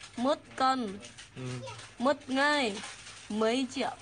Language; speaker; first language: Vietnamese; non-native, learner; Indonesian